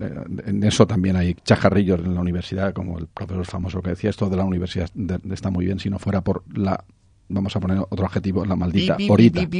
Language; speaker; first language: Spanish; native; Spanish